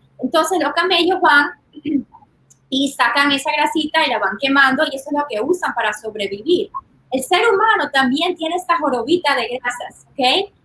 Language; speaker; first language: Spanish; early bilingual, heritage; Spanish